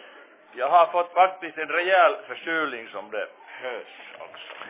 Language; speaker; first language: Swedish; non-native, fluent; Finnish